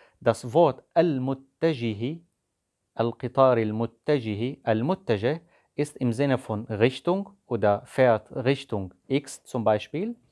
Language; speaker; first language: German; non-native, fluent; Arabic